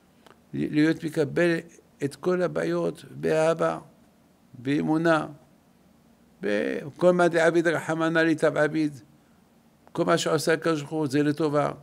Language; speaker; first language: Hebrew; non-native, fluent; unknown